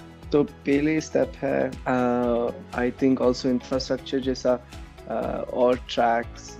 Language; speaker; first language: Hindi; non-native, local second language; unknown